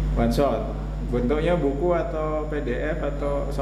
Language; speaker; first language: Indonesian; native; Indonesian